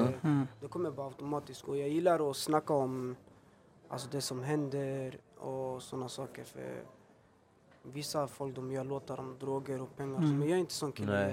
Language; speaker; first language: Swedish; early bilingual, other home language; Albanian